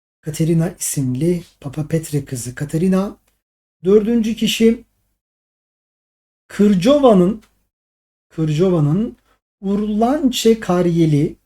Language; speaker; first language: Turkish; native; Turkish